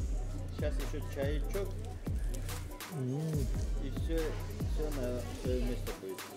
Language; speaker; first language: Russian; non-native, local second language; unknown